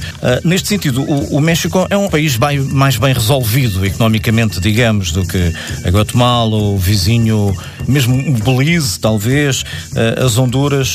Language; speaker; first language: Portuguese; native; Portuguese